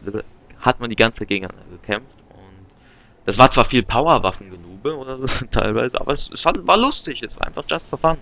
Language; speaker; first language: German; native; German